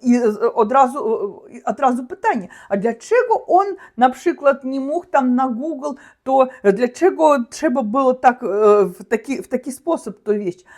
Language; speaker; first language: Polish; non-native, learner; Russian